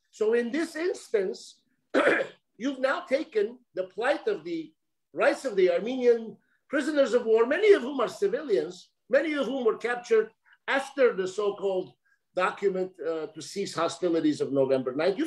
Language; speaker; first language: English; early bilingual, other home language; Armenian